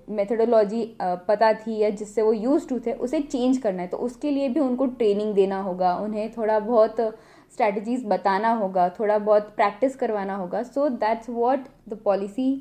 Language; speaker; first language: Hindi; non-native, local second language; Gujarati